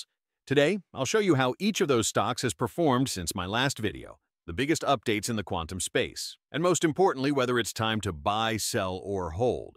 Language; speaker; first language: English; native; English